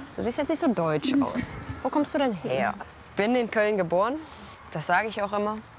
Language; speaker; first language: German; early bilingual, other home language; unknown